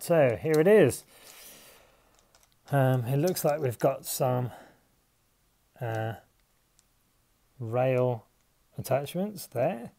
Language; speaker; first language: English; native; English